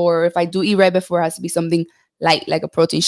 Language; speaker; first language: English; native; English